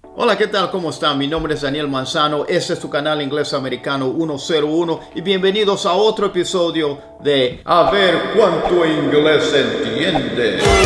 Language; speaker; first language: Spanish; native; Spanish